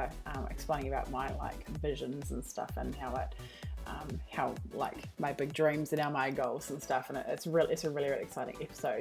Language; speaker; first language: English; native; English